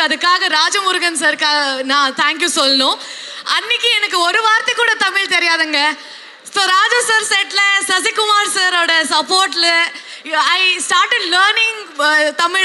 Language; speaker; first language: Tamil; non-native, fluent; Kannada